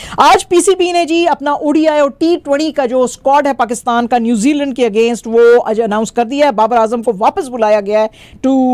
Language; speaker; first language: Urdu; native; Urdu